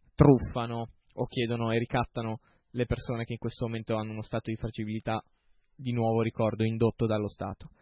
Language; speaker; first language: Italian; native; Italian